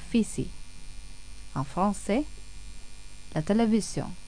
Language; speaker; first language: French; non-native, fluent; Indonesian